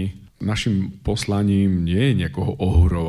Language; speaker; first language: Slovak; native; Slovak